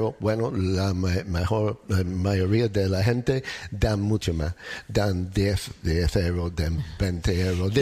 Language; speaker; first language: Spanish; non-native, learner; English